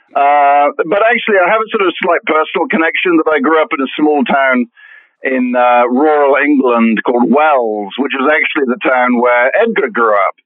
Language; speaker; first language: English; native; English